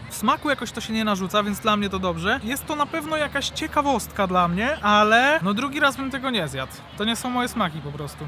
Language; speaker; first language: Polish; native; Polish